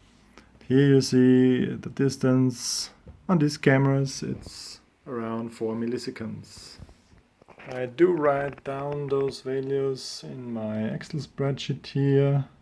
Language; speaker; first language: English; non-native, fluent; German